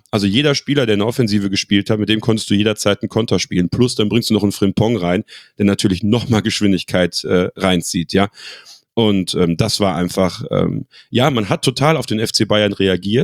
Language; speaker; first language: German; native; German